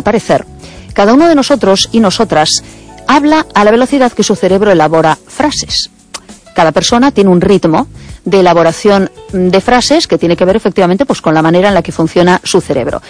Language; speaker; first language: Spanish; native; Spanish